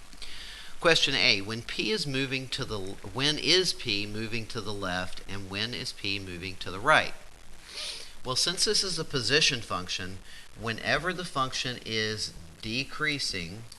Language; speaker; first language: English; native; English